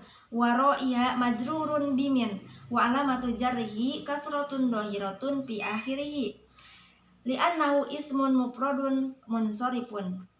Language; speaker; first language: Arabic; non-native, learner; Indonesian